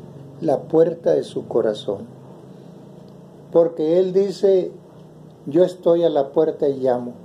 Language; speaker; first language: Spanish; native; Spanish